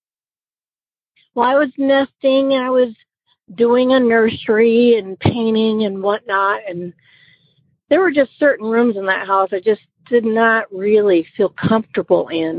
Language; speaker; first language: English; native; English